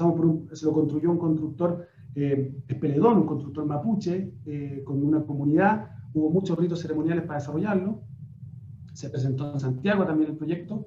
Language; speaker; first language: Spanish; native; Spanish